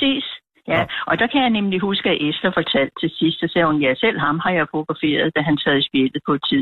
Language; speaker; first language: Danish; native; Danish